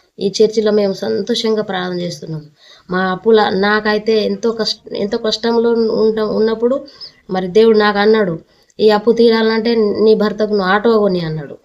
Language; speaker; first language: Telugu; non-native, local second language; Lambadi